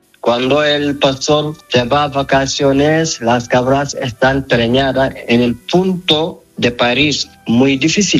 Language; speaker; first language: Spanish; non-native, learner; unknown